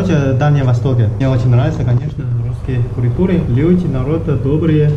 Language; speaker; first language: Russian; non-native, learner; Chinese